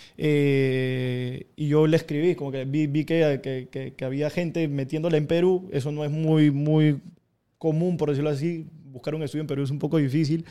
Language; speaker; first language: Spanish; native; Spanish